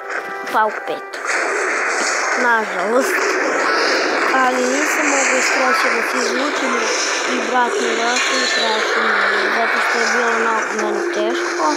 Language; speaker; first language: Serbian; early bilingual, heritage; Serbian